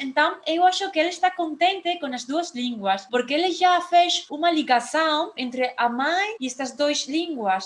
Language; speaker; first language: Portuguese; non-native, fluent; Spanish